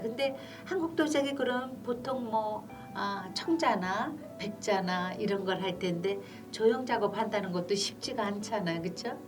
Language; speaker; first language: Korean; native; Korean